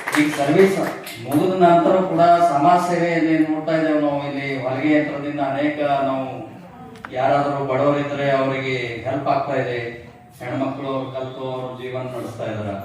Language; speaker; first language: Kannada; native; Kannada